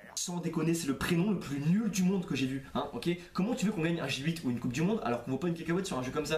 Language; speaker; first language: French; native; French